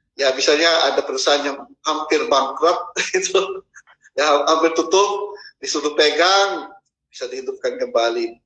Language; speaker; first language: Indonesian; non-native, fluent; Filipino